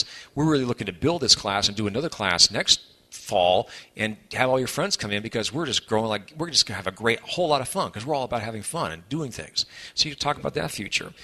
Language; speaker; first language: English; native; English